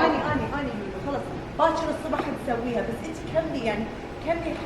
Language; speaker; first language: Arabic; native; Arabic